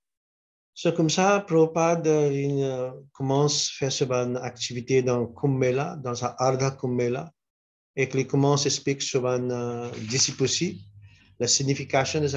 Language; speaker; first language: French; non-native, local second language; Morisyen